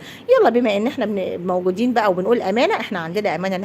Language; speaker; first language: Arabic; native; Arabic